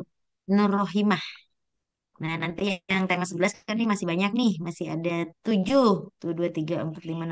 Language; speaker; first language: Indonesian; native; Indonesian